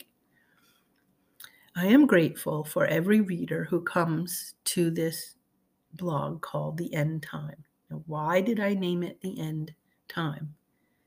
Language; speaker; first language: English; native; English